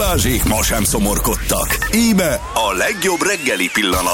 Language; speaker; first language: Hungarian; native; Hungarian